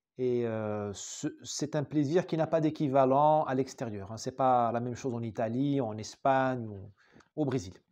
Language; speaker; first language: French; non-native, local second language; Arabic